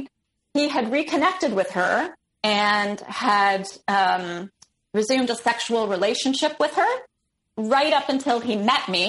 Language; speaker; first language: English; native; English